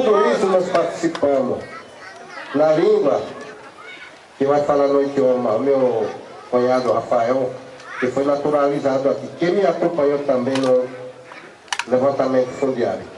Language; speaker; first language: Portuguese; non-native, local second language; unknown